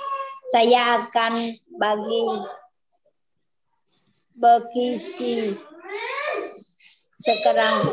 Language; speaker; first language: Indonesian; non-native, learner; Vietnamese